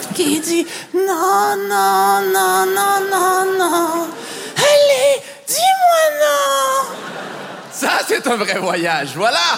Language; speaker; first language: French; native; French